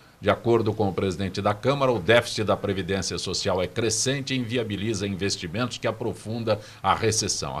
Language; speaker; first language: Portuguese; native; Portuguese